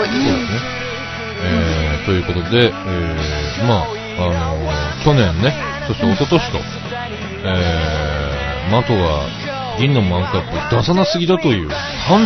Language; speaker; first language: Japanese; native; Japanese